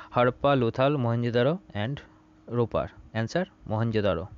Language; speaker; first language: English; non-native, local second language; Bangla